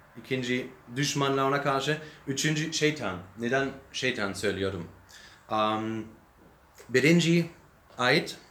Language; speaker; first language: Turkish; non-native, learner; German